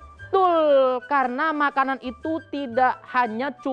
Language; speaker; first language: Indonesian; native; Indonesian